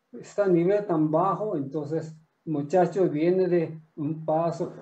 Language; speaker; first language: Spanish; non-native, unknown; Japanese